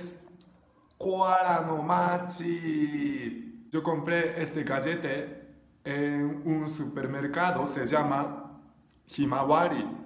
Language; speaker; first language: Spanish; non-native, learner; Japanese